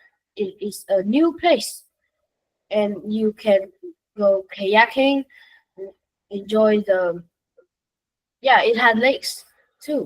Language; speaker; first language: English; non-native, learner; Vietnamese